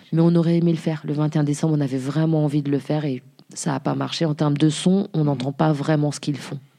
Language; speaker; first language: French; early bilingual, other home language; Haitian Creole